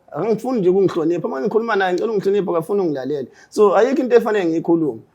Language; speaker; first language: Zulu; native; Zulu